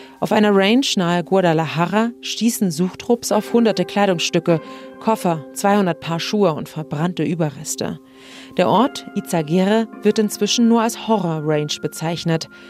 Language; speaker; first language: German; native; German